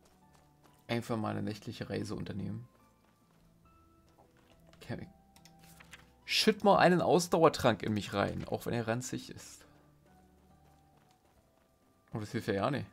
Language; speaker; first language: German; native; German